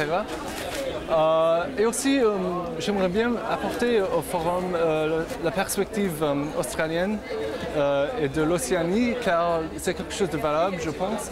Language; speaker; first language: French; non-native, fluent; English